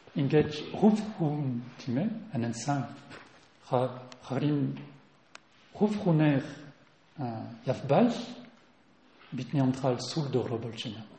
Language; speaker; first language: Mongolian; non-native, learner; French